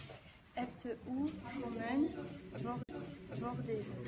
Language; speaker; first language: Dutch; non-native, learner; Spanish